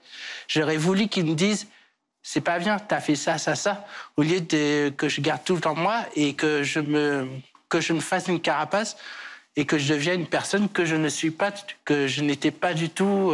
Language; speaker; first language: French; early bilingual, other home language; Portuguese